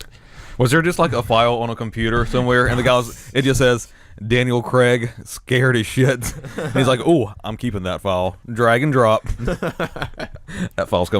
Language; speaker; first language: English; native; English